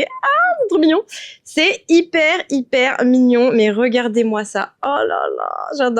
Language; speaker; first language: French; native; French